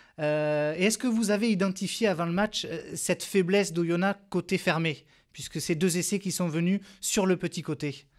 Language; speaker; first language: French; native; French